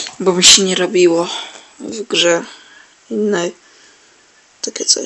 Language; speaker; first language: Polish; native; Polish